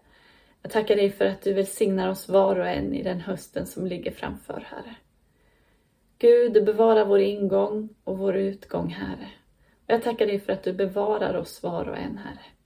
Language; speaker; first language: Swedish; native; Swedish